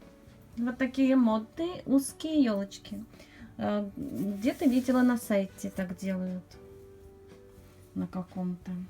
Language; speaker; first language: Russian; native; Russian